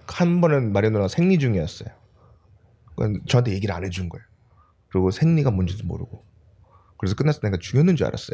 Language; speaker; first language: Korean; early bilingual, heritage; Korean